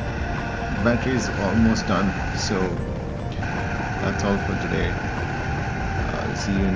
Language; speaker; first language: English; non-native, local second language; Malayalam